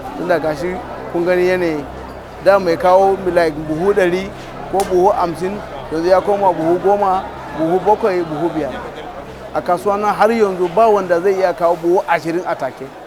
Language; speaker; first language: Hausa; native; Hausa